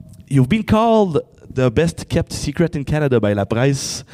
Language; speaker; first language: English; non-native, fluent; French